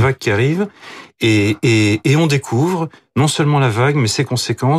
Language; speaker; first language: French; native; French